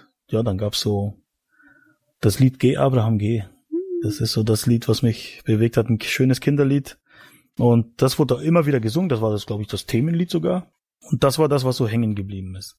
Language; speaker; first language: German; native; German